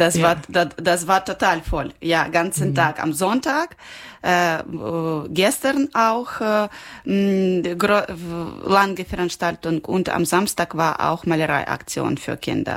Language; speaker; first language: German; non-native, learner; Ukrainian